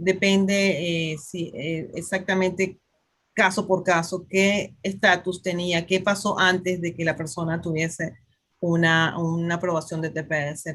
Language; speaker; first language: Spanish; native; Spanish